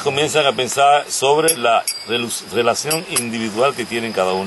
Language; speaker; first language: Spanish; native; Spanish